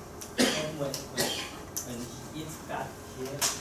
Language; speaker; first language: English; non-native, learner; Chinese